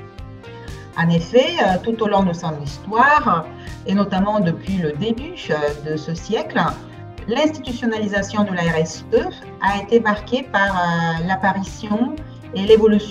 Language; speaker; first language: French; non-native, fluent; Bulgarian